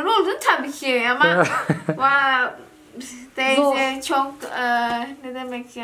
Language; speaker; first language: Turkish; non-native, learner; Indonesian